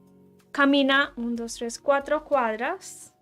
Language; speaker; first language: Spanish; early bilingual, heritage; Spanish